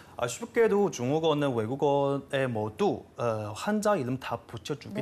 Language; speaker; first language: Korean; non-native, fluent; Chinese